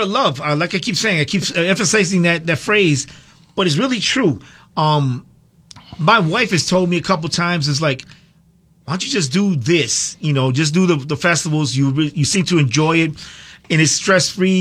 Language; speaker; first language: English; native; English